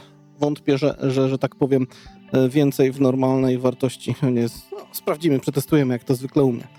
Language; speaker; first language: Polish; native; Polish